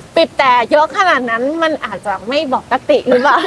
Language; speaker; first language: Thai; non-native, fluent; Vietnamese